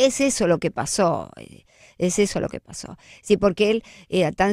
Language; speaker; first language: Spanish; native; Spanish